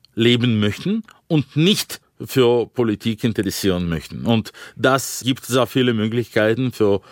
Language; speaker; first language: German; non-native, fluent; Russian